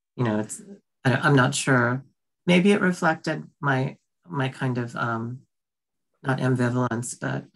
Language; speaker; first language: English; early bilingual, other home language; Bangla